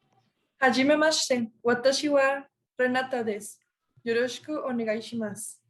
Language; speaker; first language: Japanese; non-native, learner; Spanish